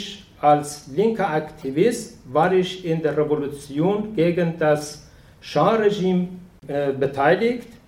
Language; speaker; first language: German; non-native, fluent; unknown